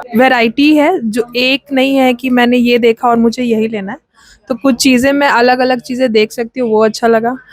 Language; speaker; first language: Hindi; native; Hindi